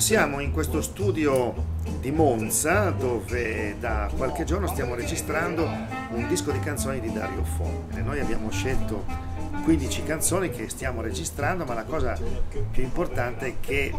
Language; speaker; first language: Italian; native; Italian